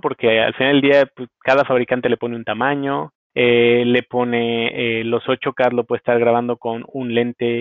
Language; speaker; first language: Spanish; native; Spanish